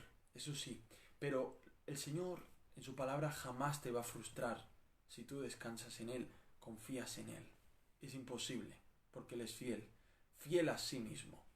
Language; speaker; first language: Spanish; native; Spanish